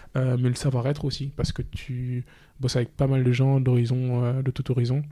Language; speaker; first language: French; non-native, local second language; Wolof